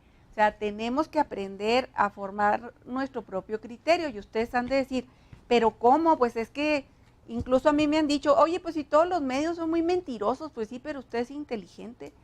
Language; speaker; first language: Spanish; native; Spanish